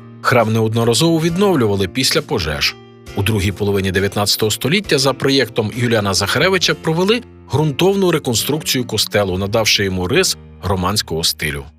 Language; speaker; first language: Ukrainian; native; Ukrainian